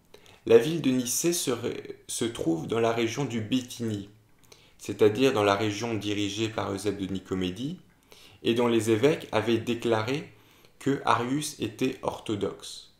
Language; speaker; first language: French; native; French